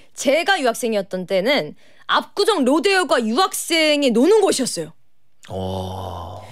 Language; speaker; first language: Korean; native; Korean